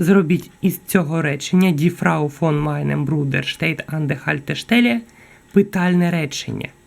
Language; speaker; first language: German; non-native, fluent; Ukrainian